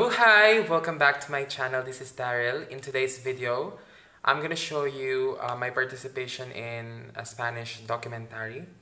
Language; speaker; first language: English; non-native, local second language; Filipino